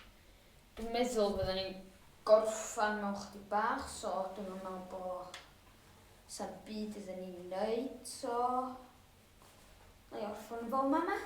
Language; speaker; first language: Welsh; native; Welsh